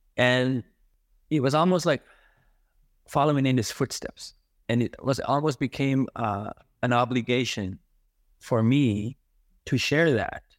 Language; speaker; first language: English; non-native, fluent; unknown